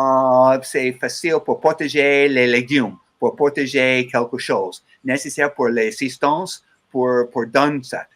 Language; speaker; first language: French; non-native, learner; English